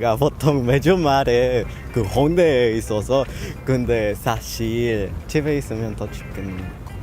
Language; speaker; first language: Korean; non-native, learner; Spanish